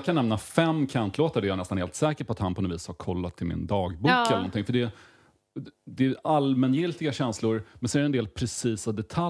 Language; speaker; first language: Swedish; native; Swedish